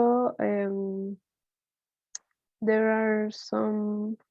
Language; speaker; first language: English; non-native, learner; Spanish